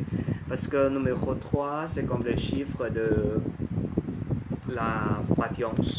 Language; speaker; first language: French; non-native, learner; Thai